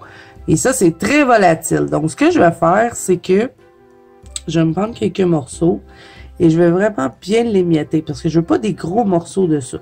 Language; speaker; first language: French; native; French